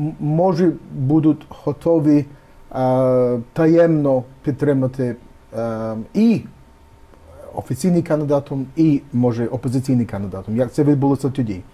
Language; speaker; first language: Ukrainian; early bilingual, heritage; Ukrainian